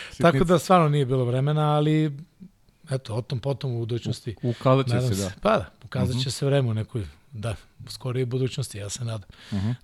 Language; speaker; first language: Serbian; non-native, local second language; Hungarian